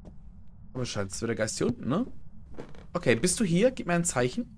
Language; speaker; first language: German; native; German